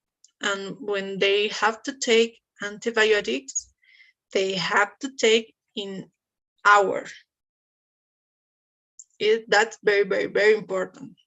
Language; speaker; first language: English; non-native, learner; Spanish